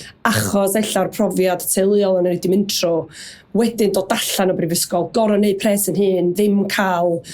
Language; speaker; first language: Welsh; native; Welsh